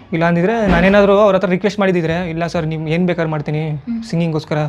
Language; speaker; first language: Kannada; non-native, fluent; Nepali